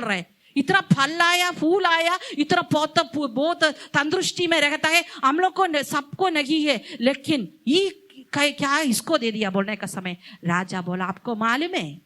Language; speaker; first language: Hindi; non-native, local second language; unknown